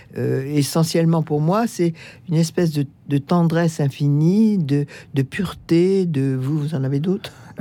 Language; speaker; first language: French; native; French